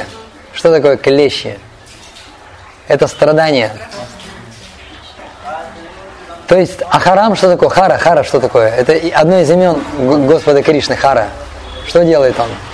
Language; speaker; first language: Russian; native; Russian